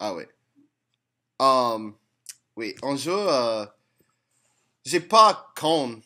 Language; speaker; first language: French; non-native, learner; English